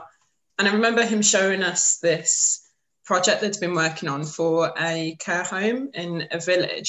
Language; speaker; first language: English; native; English